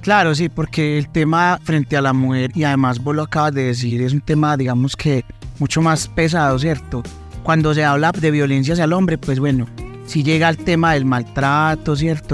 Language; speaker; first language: Spanish; native; Spanish